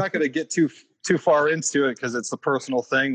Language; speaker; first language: English; native; English